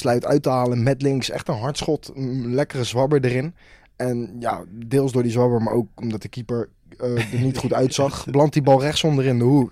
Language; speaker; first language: Dutch; native; Dutch